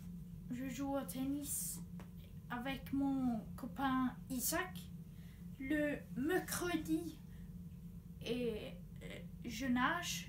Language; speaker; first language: French; non-native, learner; Swedish